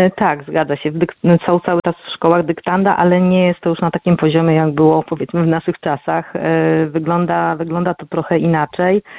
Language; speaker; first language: Polish; native; Polish